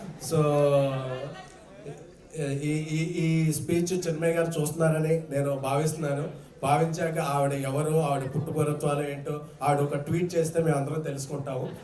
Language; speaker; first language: Telugu; native; Telugu